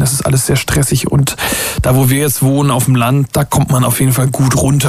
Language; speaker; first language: German; native; German